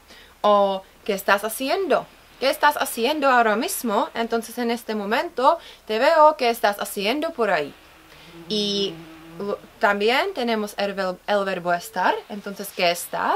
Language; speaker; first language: Spanish; non-native, fluent; Czech